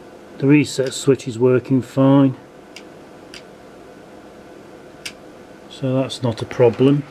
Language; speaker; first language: English; native; English